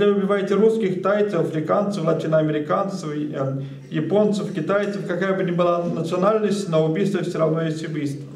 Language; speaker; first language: Russian; native; Russian